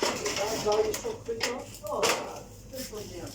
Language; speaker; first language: Russian; non-native, learner; English